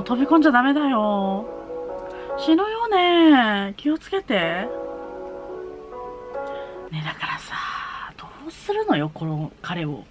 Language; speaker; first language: Japanese; native; Japanese